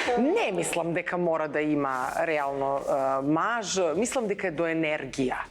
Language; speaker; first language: Macedonian; early bilingual, other home language; Serbian